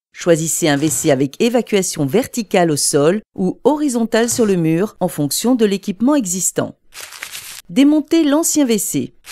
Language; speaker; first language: French; native; French